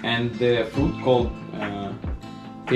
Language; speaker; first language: English; non-native, learner; Russian